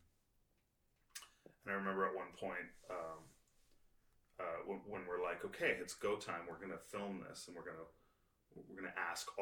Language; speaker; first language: English; native; English